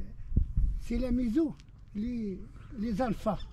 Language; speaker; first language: French; non-native, local second language; Arabic